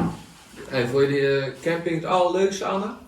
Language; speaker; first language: Dutch; native; Dutch